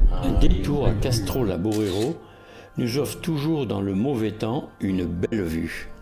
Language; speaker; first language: French; native; French